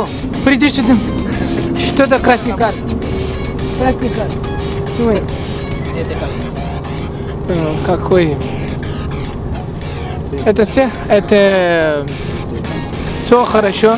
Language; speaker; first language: Russian; non-native, learner; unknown